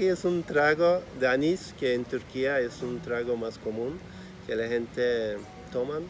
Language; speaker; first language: Spanish; non-native, fluent; Turkish